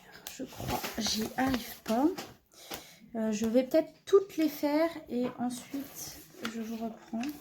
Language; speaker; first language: French; native; French